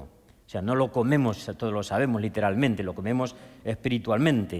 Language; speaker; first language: Spanish; native; Spanish